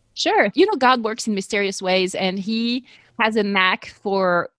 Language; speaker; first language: English; non-native, fluent; French